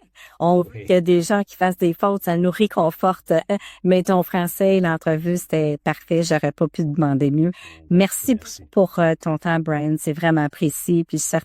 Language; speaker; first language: French; native; French